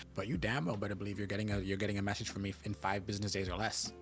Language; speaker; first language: English; native; English